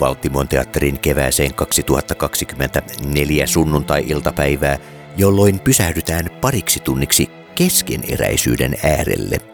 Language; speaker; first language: Finnish; native; Finnish